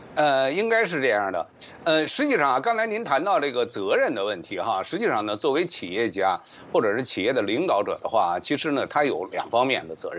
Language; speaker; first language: Chinese; native; Chinese